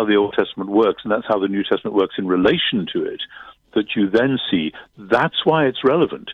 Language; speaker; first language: English; native; English